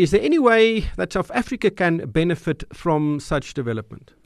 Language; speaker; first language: English; non-native, local second language; Afrikaans